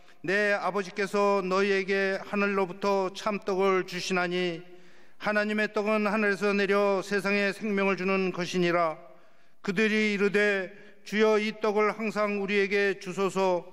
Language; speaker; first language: Korean; native; Korean